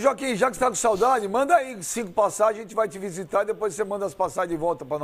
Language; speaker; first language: Portuguese; native; Portuguese